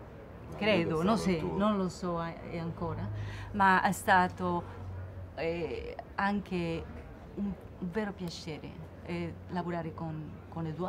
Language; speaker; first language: Italian; non-native, learner; Spanish